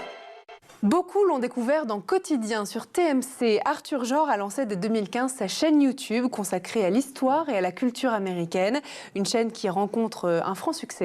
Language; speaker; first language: French; native; French